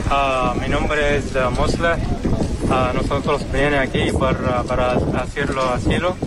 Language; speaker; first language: Spanish; non-native, learner; Arabic